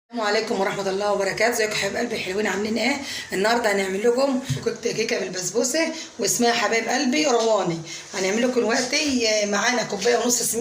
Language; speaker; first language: Arabic; native; Arabic